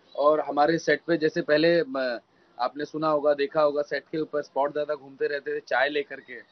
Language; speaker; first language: Hindi; native; Hindi